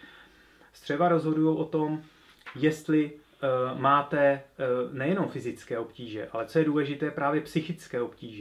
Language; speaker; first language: Czech; native; Czech